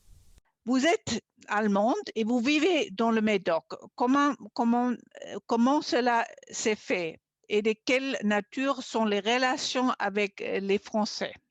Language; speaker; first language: French; non-native, fluent; German